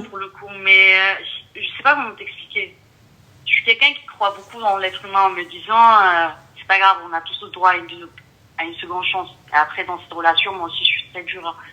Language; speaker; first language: French; early bilingual, other home language; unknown